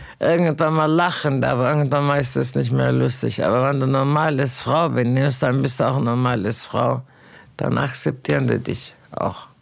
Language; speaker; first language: German; non-native, fluent; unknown